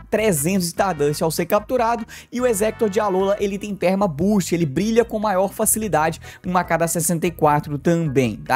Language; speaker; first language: Portuguese; native; Portuguese